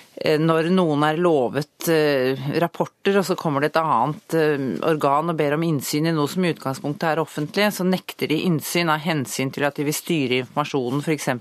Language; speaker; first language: Norwegian; native; Norwegian